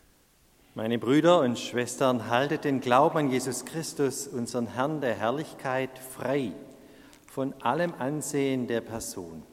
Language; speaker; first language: German; native; German